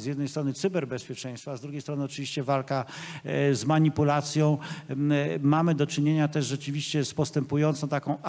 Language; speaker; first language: Polish; native; Polish